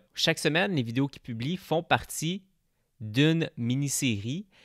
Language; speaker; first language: French; native; French